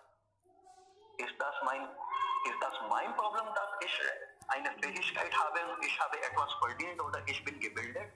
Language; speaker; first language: German; non-native, learner; Hindi